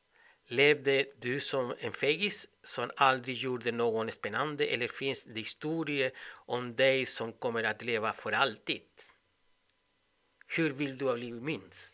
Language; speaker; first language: Swedish; non-native, fluent; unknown